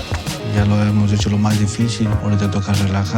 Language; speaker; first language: Spanish; native; Spanish